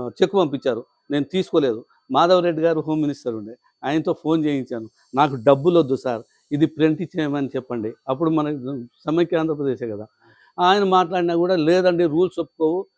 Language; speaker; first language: Telugu; non-native, local second language; Lambadi